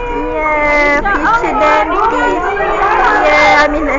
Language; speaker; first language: English; non-native, local second language; Malay